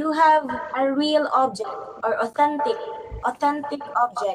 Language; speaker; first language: English; non-native, fluent; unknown